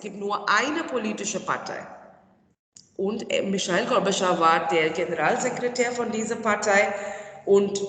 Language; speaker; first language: German; non-native, fluent; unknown